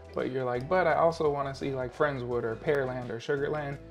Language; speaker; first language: English; native; English